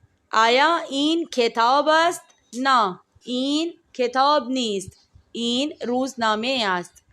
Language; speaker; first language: Persian; non-native, fluent; Urdu